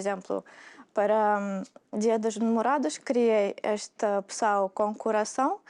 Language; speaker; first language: Portuguese; non-native, fluent; Russian